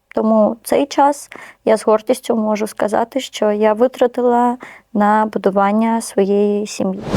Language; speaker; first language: Ukrainian; non-native, local second language; Russian